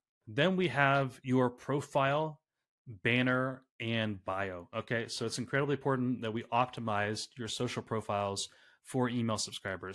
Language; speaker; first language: English; native; English